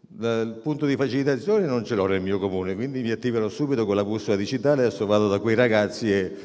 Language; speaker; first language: Italian; native; Italian